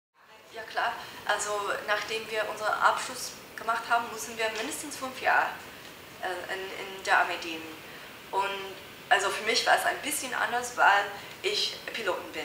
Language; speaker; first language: German; non-native, fluent; English